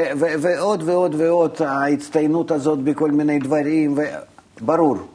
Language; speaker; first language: Hebrew; non-native, fluent; Russian